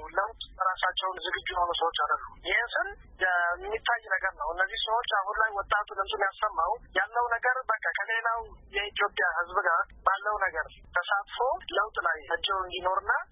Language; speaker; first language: Amharic; non-native, local second language; Afar